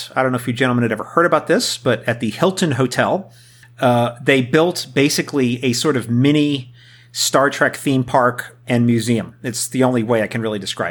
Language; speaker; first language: English; native; English